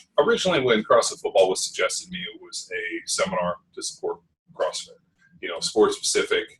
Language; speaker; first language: English; native; English